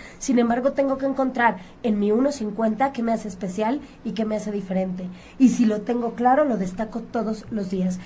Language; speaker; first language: Spanish; native; Spanish